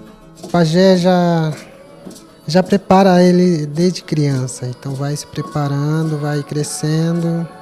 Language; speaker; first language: Portuguese; non-native, local second language; Guarani